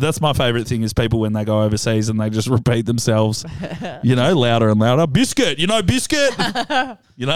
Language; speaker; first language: English; native; English